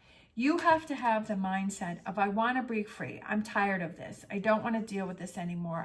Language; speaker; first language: English; native; English